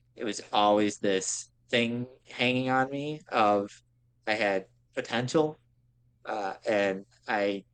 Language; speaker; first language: English; native; English